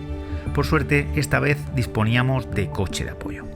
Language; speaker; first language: Spanish; native; Spanish